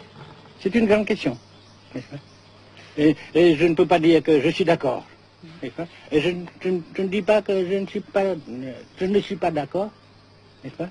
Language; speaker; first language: French; non-native, local second language; Vietnamese